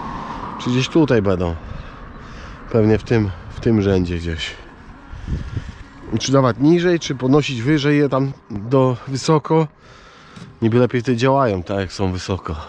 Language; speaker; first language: Polish; native; Polish